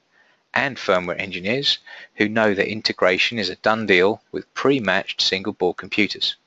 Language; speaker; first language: English; native; English